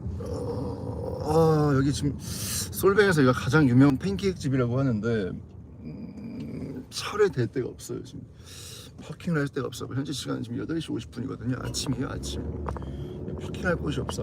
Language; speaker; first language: Korean; native; Korean